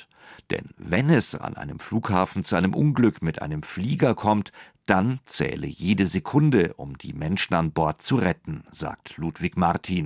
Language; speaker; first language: German; native; German